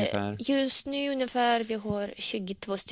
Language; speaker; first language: Swedish; non-native, learner; Russian